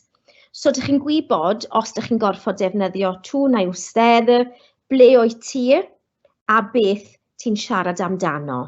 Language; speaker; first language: Welsh; non-native, local second language; English